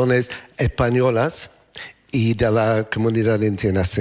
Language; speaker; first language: Spanish; non-native, learner; English